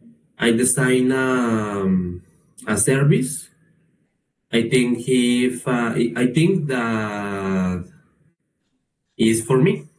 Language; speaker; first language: English; non-native, learner; Spanish